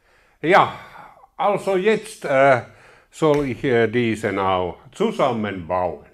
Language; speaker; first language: German; non-native, learner; Finnish